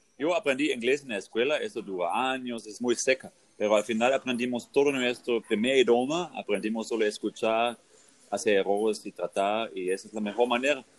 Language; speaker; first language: Spanish; non-native, fluent; German